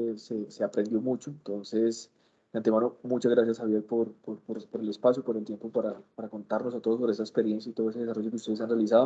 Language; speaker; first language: Spanish; native; Spanish